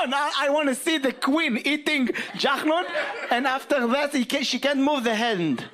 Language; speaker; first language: English; non-native, fluent; Hebrew